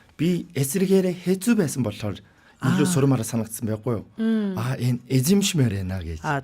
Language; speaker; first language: Mongolian; non-native, fluent; Korean